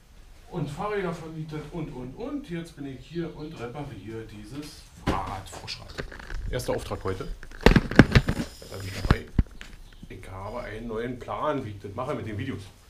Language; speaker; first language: German; native; German